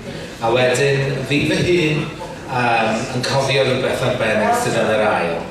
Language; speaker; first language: Welsh; native; Welsh